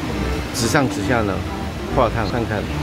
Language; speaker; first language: Chinese; native; Chinese